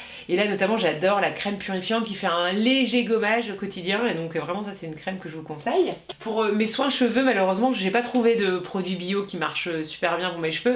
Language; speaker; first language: French; native; French